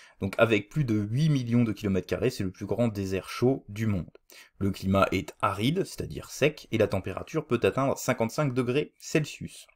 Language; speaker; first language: French; native; French